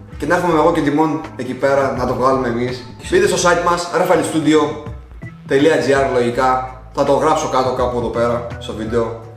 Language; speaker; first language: Greek; early bilingual, other home language; Russian